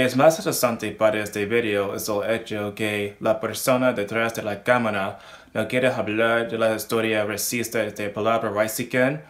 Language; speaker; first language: Spanish; non-native, learner; English